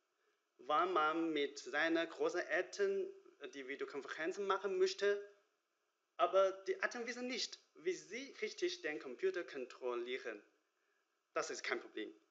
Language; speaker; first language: German; non-native, learner; Chinese